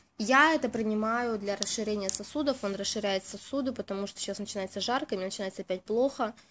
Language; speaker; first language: Russian; native; Russian